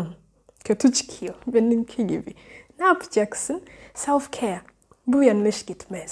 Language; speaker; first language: Turkish; non-native, learner; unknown